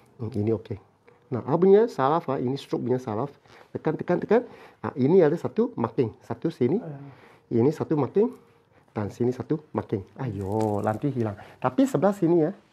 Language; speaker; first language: Malay; non-native, local second language; Chinese